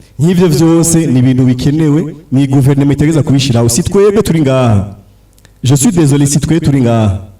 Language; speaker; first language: Rundi; early bilingual, heritage; Rundi